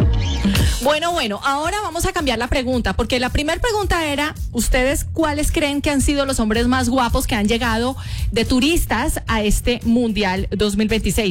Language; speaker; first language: Spanish; native; Spanish